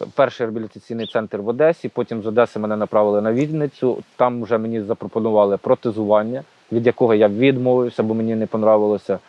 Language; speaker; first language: Ukrainian; native; Ukrainian